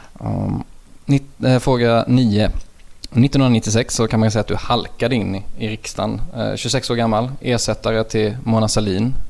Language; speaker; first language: Swedish; native; Swedish